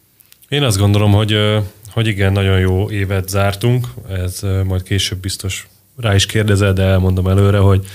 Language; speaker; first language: Hungarian; native; Hungarian